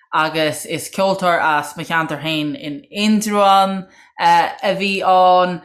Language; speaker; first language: Irish; native; Irish